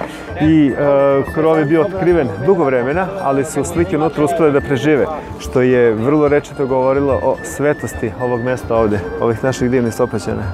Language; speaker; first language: Serbian; native; Serbian